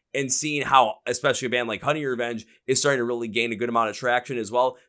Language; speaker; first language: English; native; English